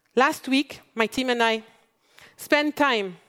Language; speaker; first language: English; non-native, fluent; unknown